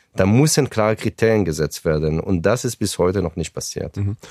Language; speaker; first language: German; non-native, fluent; Hebrew